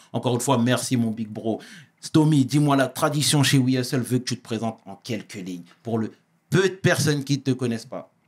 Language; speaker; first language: French; native; French